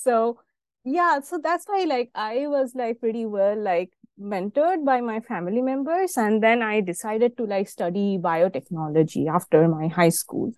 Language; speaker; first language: English; non-native, local second language; Bangla